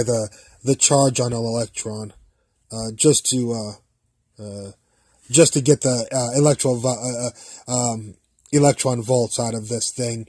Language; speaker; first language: English; native; English